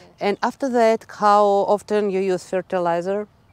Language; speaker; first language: English; non-native, learner; Russian